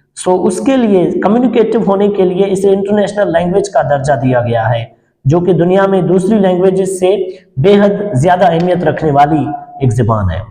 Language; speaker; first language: Urdu; non-native, local second language; Sindhi